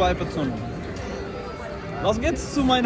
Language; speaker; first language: German; non-native, learner; Hindi